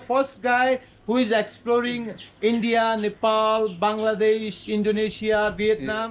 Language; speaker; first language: English; non-native, fluent; Nepali